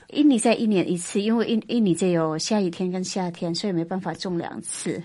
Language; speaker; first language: Chinese; non-native, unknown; Indonesian